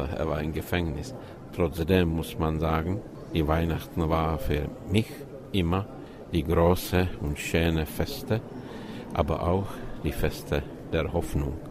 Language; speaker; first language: German; non-native, fluent; Czech